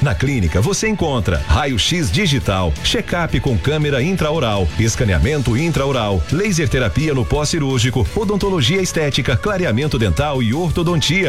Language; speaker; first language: Portuguese; native; Portuguese